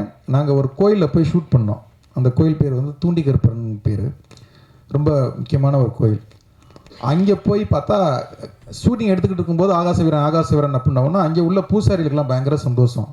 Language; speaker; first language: Tamil; native; Tamil